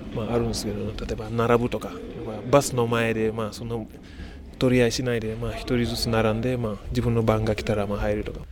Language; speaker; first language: Japanese; non-native, fluent; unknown